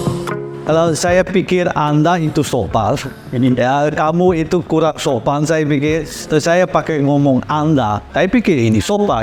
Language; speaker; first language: Indonesian; non-native, learner; Dutch